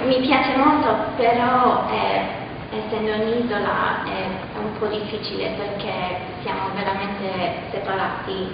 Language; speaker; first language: Italian; non-native, fluent; English